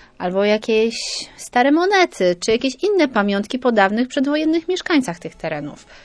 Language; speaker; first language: Polish; native; Polish